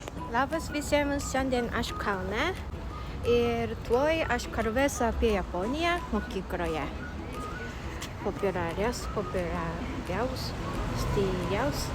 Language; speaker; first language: Lithuanian; non-native, learner; Japanese